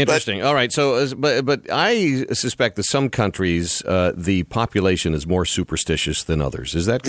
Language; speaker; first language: English; native; English